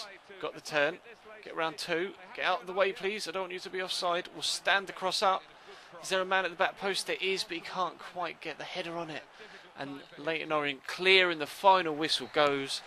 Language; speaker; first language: English; native; English